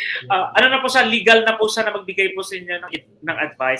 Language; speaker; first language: Filipino; native; Filipino